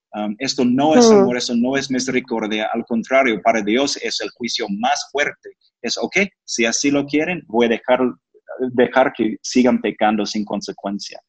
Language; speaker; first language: Spanish; non-native, fluent; English